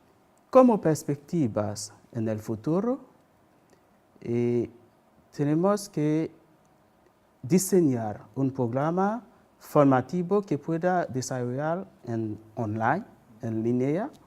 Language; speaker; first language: Spanish; non-native, fluent; Haitian Creole